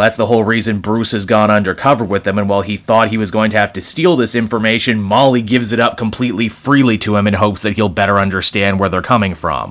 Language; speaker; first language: English; native; English